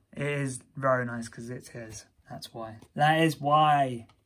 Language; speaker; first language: English; native; English